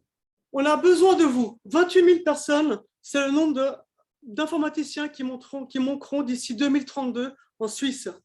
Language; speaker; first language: French; native; French